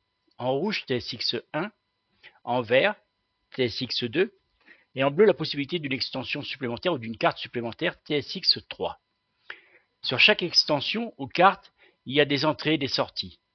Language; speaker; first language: French; native; French